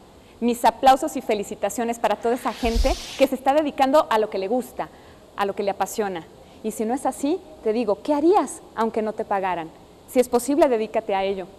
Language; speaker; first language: Spanish; native; Spanish